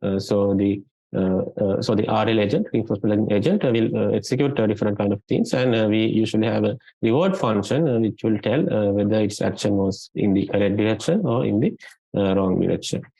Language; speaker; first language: English; non-native, local second language; Sinhala